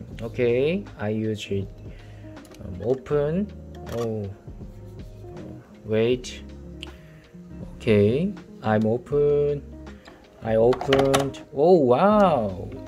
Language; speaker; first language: English; non-native, learner; Korean